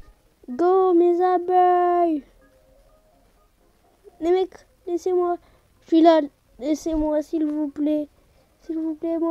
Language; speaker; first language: French; native; French